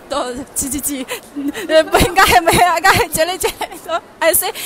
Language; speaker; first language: Hindi; non-native, learner; Chinese